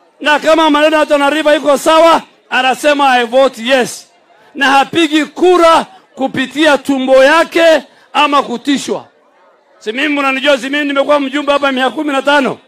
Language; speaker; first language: Swahili; non-native, local second language; Somali